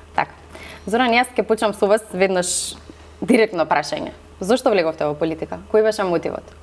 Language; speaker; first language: Macedonian; native; Macedonian